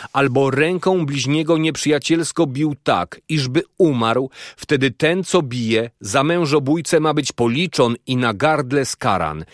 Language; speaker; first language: Polish; native; Polish